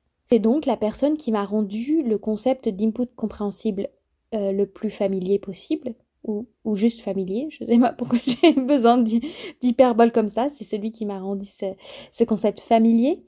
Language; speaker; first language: French; native; French